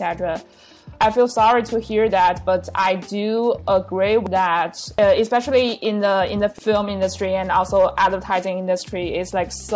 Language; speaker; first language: English; non-native, fluent; Chinese